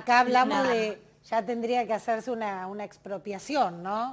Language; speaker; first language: Spanish; native; Spanish